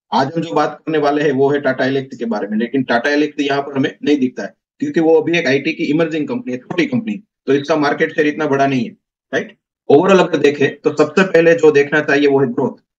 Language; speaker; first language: Hindi; non-native, local second language; Gujarati